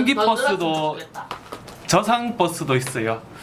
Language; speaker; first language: Korean; native; Korean